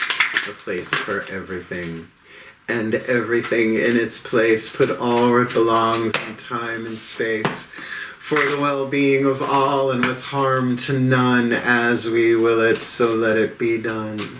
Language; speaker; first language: English; native; English